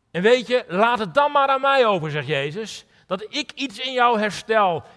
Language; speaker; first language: Dutch; native; Dutch